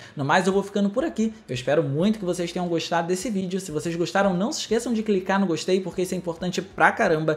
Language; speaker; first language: Portuguese; native; Portuguese